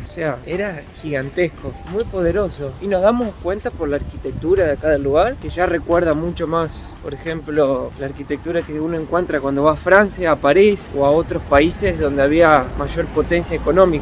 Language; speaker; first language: Spanish; native; Spanish